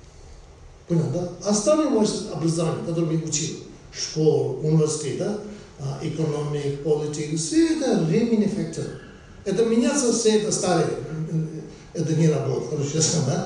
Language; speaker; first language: Russian; non-native, learner; Tibetan